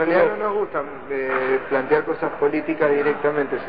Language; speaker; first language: Spanish; native; Spanish